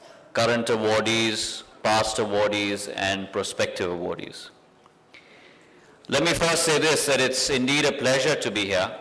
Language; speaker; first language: English; non-native, local second language; Hindi